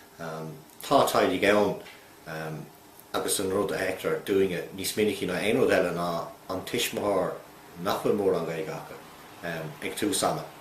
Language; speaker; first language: Irish; native; Irish